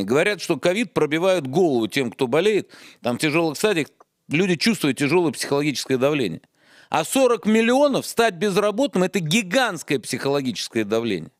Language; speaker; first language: Russian; native; Russian